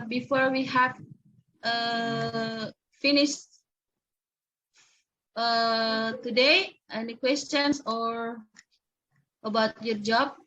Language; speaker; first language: English; non-native, learner; Indonesian